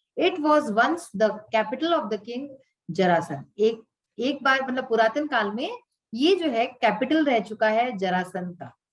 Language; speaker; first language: Hindi; native; Hindi